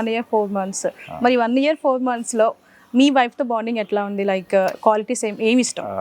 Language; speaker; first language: Telugu; native; Telugu